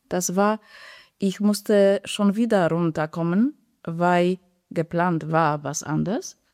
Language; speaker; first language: German; non-native, fluent; Polish